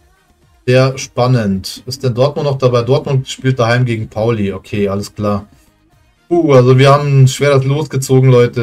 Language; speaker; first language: German; native; German